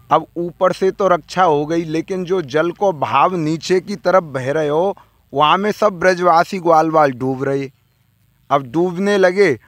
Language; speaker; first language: Hindi; native; Hindi